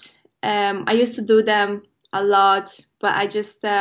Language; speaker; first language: English; non-native, fluent; Polish